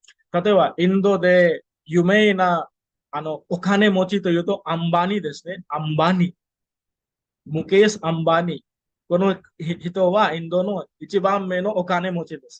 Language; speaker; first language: Japanese; non-native, fluent; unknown